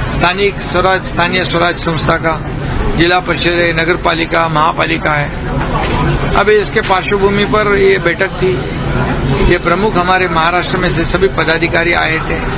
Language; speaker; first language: Hindi; non-native, local second language; Marathi